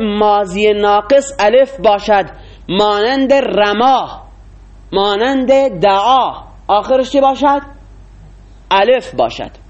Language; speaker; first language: Persian; non-native, local second language; Baluchi